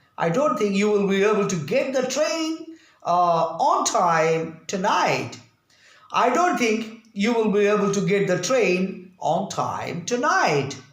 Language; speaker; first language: English; non-native, local second language; Bangla